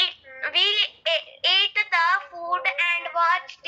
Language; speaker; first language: English; non-native, learner; Hindi